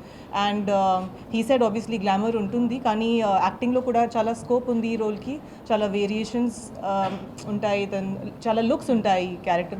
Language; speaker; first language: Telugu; non-native, learner; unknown